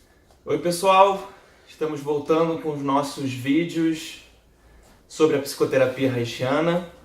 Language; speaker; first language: Portuguese; native; Portuguese